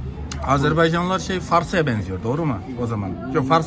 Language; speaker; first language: Turkish; non-native, learner; Kazakh